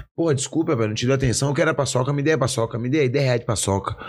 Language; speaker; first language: Portuguese; native; Portuguese